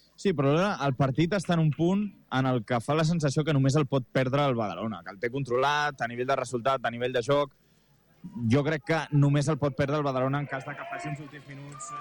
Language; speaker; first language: Catalan; native; Catalan